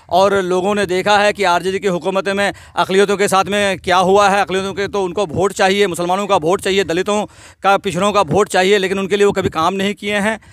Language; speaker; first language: Hindi; native; Hindi